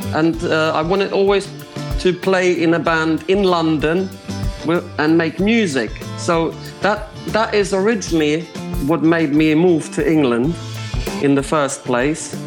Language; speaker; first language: English; non-native, fluent; Croatian